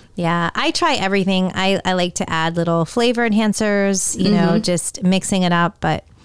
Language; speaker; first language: English; native; English